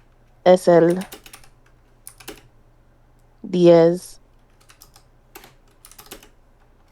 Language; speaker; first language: Spanish; non-native, learner; English